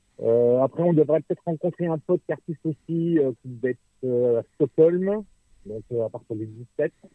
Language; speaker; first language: French; native; French